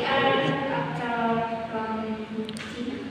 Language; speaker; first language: English; non-native, learner; Indonesian